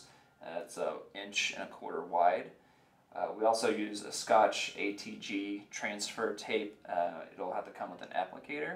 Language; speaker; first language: English; native; English